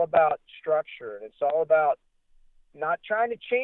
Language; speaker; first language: English; native; English